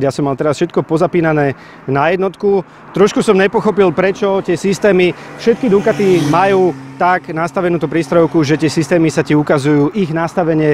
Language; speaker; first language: Slovak; native; Slovak